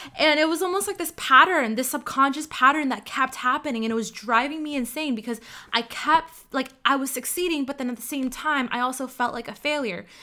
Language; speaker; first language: English; early bilingual, other home language; Cantonese